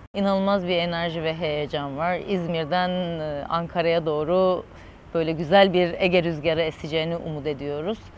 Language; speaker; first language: Turkish; native; Turkish